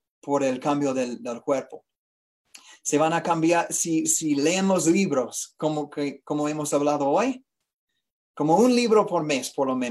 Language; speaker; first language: Spanish; non-native, learner; English